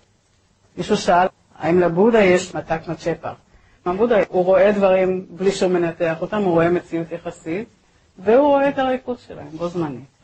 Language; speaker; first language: Hebrew; native; Hebrew